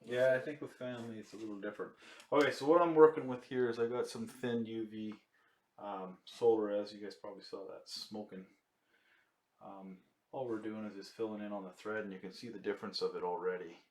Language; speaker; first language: English; native; English